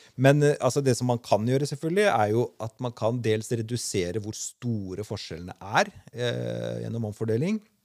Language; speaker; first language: Norwegian; native; Norwegian